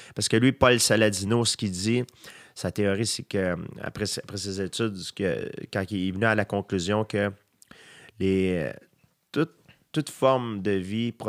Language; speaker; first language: French; native; French